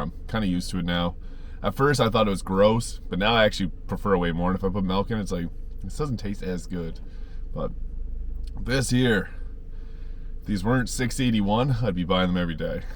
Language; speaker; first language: English; native; English